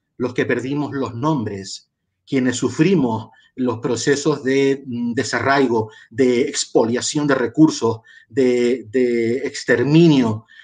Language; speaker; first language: Spanish; native; Spanish